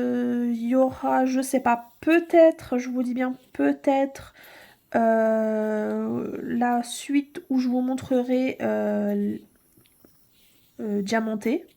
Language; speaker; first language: French; native; French